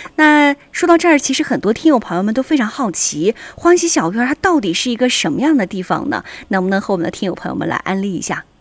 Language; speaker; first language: Chinese; native; Chinese